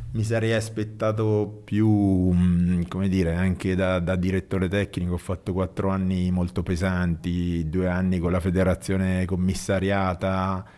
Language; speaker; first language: Italian; native; Italian